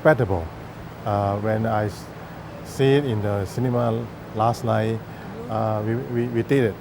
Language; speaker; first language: English; non-native, fluent; Cantonese